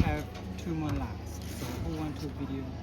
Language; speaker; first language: English; non-native, learner; Thai